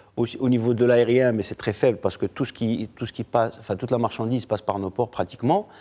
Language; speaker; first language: French; non-native, local second language; Arabic